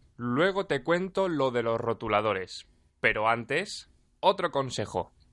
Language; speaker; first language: Spanish; native; Spanish